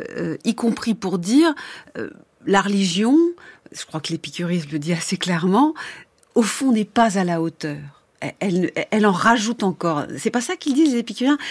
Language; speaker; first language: French; native; French